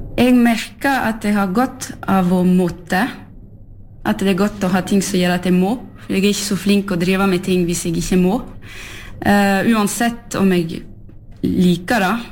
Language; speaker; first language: Norwegian; early bilingual, heritage; French